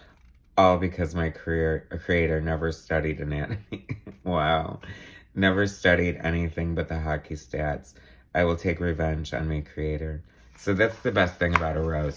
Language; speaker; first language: English; native; English